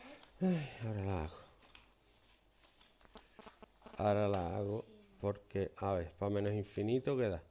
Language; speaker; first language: Spanish; native; Spanish